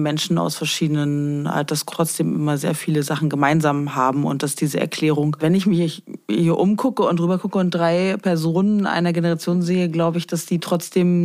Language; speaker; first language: German; native; German